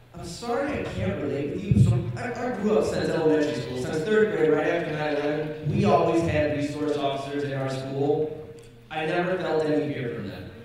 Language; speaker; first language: English; native; English